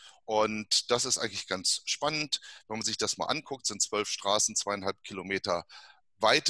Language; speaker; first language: German; native; German